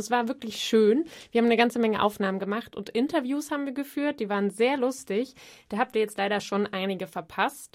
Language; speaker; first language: German; native; German